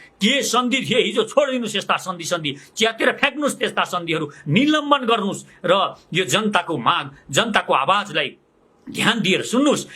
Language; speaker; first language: Nepali; native; Nepali